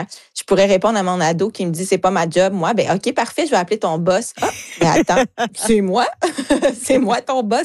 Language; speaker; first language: French; native; French